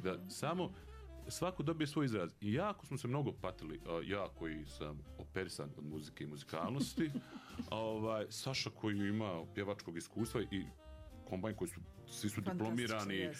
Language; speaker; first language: Serbian; native; Serbian